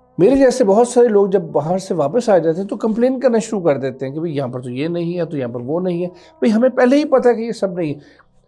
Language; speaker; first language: Urdu; native; Urdu